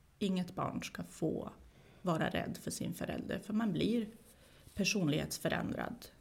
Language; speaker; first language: Swedish; early bilingual, other home language; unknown